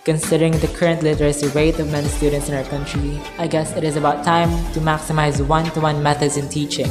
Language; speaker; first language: English; non-native, local second language; Cebuano